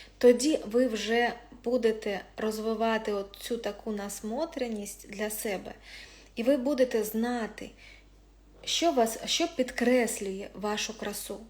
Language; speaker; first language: Ukrainian; non-native, local second language; Russian